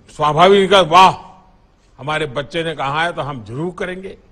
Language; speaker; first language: Hindi; non-native, local second language; Gujarati